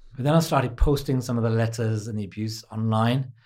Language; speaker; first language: English; native; English